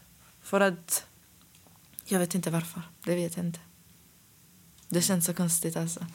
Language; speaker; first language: Swedish; non-native, fluent; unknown